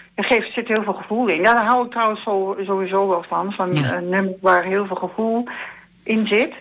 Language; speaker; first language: Dutch; native; Dutch